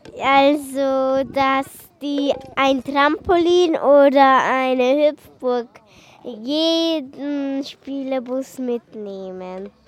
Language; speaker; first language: German; non-native, local second language; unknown